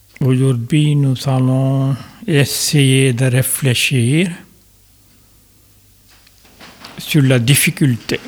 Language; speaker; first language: French; non-native, fluent; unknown